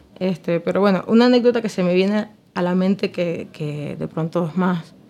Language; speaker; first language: Spanish; native; Spanish